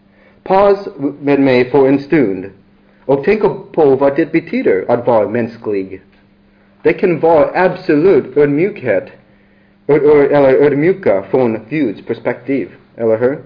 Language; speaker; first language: Swedish; non-native, learner; English